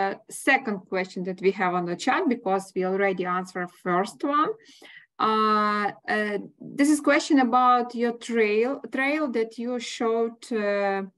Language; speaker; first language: English; non-native, learner; Ukrainian